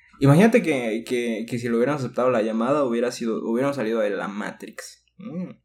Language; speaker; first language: Spanish; native; Spanish